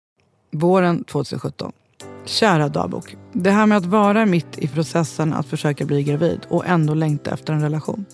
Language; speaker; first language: Swedish; native; Swedish